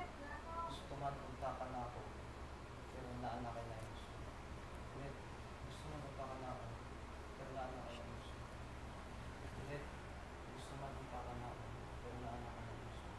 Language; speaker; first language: Cebuano; non-native, learner; Filipino